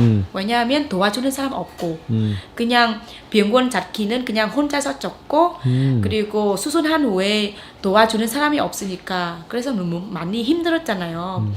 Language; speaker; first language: Korean; non-native, fluent; Vietnamese